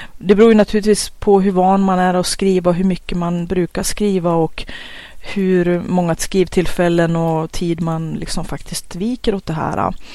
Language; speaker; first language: Swedish; native; Swedish